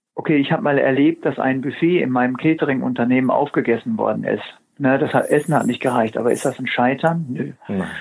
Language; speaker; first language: German; native; German